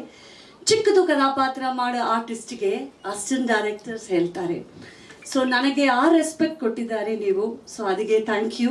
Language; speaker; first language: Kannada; non-native, fluent; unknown